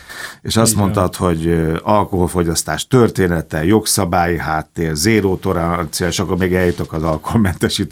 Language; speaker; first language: Hungarian; native; Hungarian